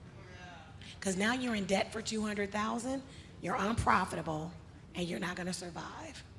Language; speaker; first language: English; native; English